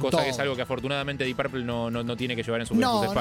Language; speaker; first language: Spanish; native; Spanish